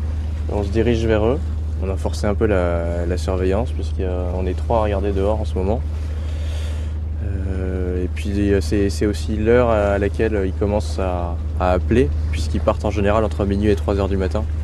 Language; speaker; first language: French; native; French